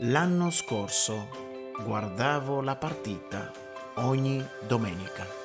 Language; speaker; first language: Italian; non-native, fluent; Spanish